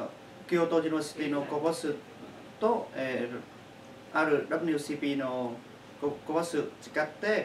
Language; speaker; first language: Japanese; non-native, learner; Chinese